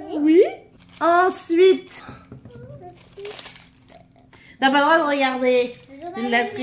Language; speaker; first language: French; native; French